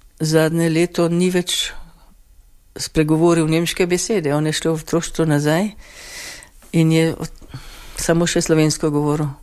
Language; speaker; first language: Slovenian; native; Slovenian